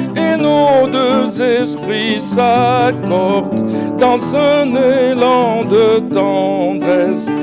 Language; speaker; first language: French; non-native, local second language; Lingala